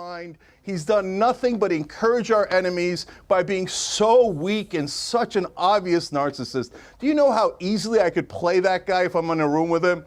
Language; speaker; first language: English; native; English